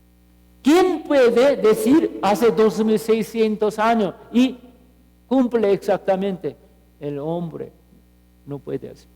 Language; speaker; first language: Spanish; non-native, fluent; Korean